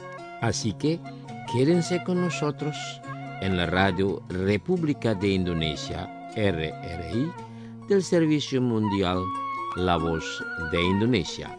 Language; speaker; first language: Spanish; non-native, fluent; Indonesian